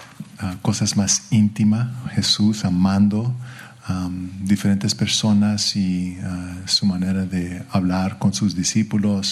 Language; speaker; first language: Spanish; early bilingual, heritage; English